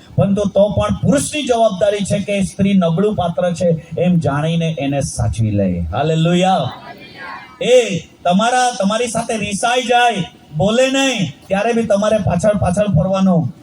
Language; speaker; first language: Gujarati; non-native, local second language; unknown